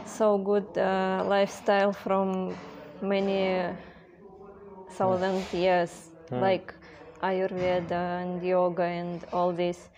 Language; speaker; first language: English; non-native, learner; Russian